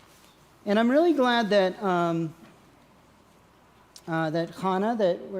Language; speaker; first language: English; native; English